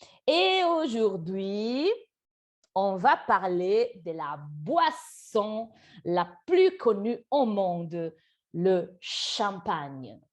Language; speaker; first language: French; non-native, fluent; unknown